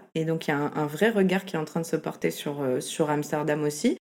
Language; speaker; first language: French; native; French